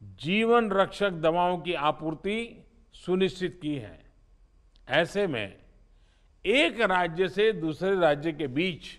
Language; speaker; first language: Hindi; non-native, local second language; Gujarati